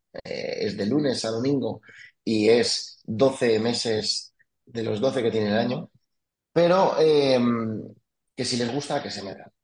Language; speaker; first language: Spanish; early bilingual, other home language; French